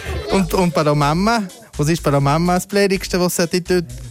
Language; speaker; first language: German; native; German